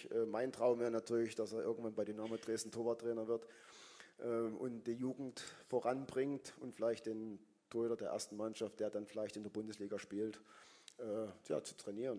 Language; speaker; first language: German; native; German